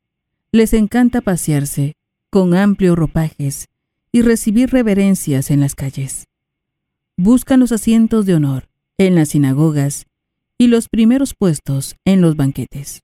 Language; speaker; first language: Spanish; native; Spanish